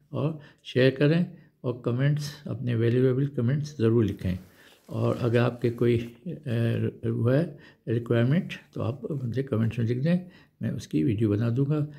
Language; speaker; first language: Urdu; non-native, local second language; Punjabi